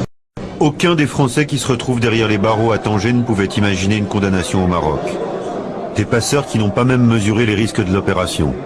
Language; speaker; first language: French; native; French